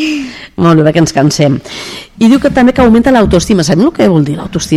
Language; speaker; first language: Catalan; native; Catalan